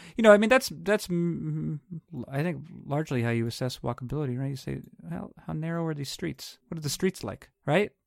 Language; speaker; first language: English; early bilingual, other home language; Italian